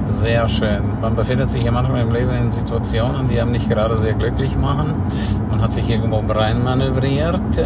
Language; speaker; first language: German; native; German